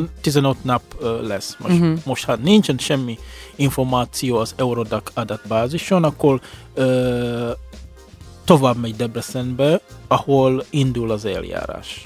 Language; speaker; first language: Hungarian; non-native, fluent; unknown